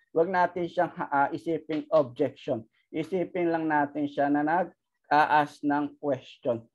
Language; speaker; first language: Filipino; native; Filipino